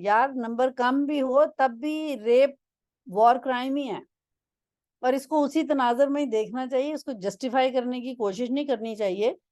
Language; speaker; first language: Urdu; non-native, local second language; Punjabi